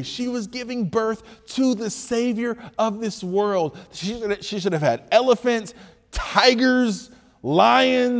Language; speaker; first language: English; native; English